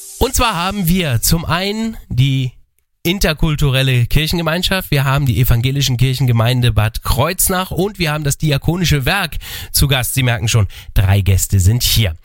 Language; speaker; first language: German; native; German